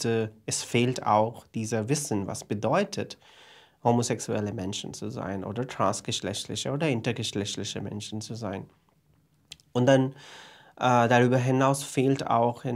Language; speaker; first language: German; non-native, fluent; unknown